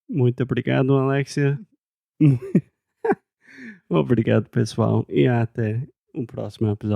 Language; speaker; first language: Portuguese; non-native, fluent; English